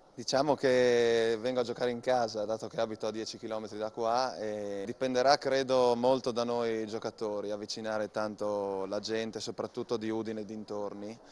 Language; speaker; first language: Italian; native; Italian